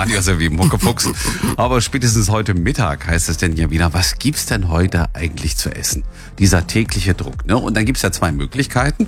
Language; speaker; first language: German; native; German